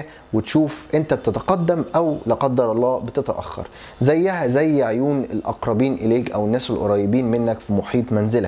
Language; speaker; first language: Arabic; native; Arabic